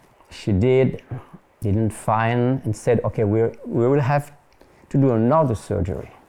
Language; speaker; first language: English; non-native, fluent; French